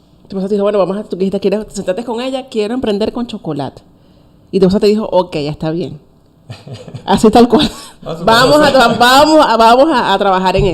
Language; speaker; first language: Spanish; native; Spanish